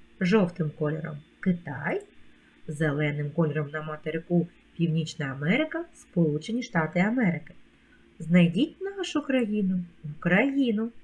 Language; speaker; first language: Ukrainian; native; Ukrainian